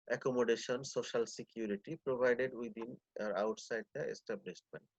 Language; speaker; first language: English; non-native, local second language; Bangla